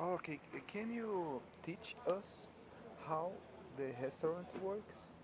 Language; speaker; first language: English; non-native, learner; Portuguese